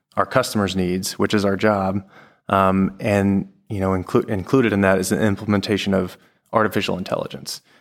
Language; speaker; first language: English; native; English